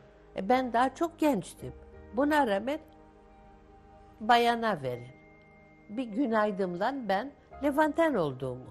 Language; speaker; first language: Turkish; non-native, local second language; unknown